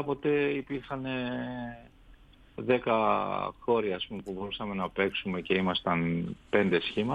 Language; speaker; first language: Greek; non-native, fluent; Armenian